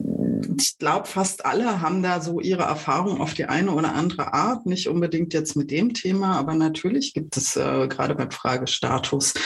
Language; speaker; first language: German; native; German